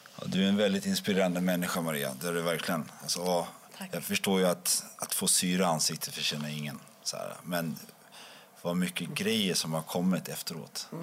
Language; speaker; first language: Swedish; native; Swedish